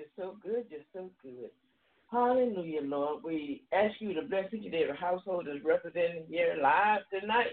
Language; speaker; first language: English; native; English